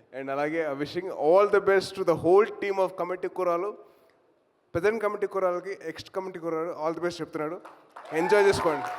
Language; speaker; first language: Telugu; native; Telugu